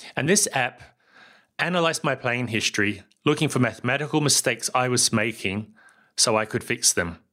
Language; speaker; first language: English; native; English